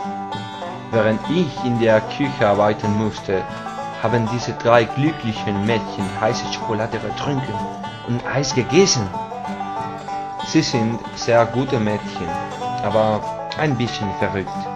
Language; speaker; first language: German; non-native, learner; Spanish